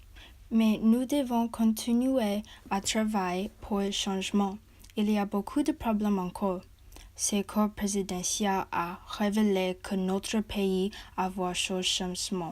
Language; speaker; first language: French; non-native, learner; English